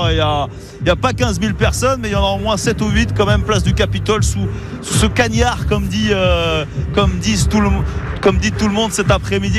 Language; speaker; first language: French; native; French